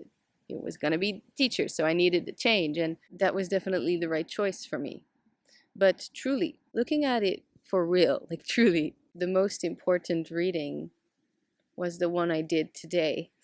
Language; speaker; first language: English; non-native, fluent; Dutch